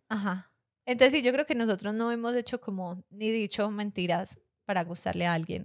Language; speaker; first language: Spanish; native; Spanish